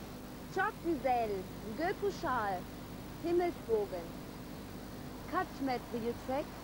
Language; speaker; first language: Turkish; non-native, learner; German